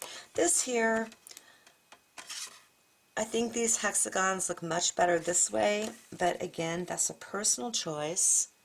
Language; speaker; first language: English; native; English